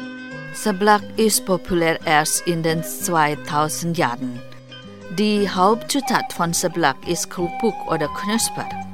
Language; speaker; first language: German; non-native, fluent; Indonesian